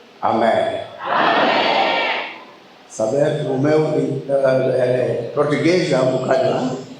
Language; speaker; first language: Portuguese; non-native, learner; Lingala